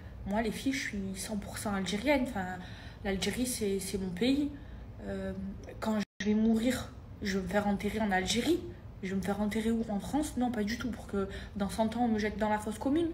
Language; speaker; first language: French; native; French